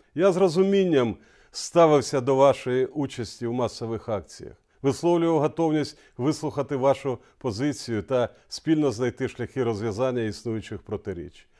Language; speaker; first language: Ukrainian; non-native, local second language; Russian